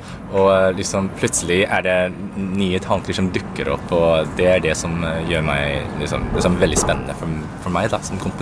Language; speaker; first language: Norwegian; early bilingual, other home language; Cantonese